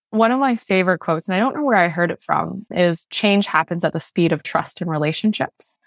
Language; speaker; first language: English; non-native, fluent; Chinese